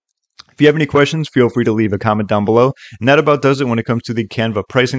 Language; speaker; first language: English; native; English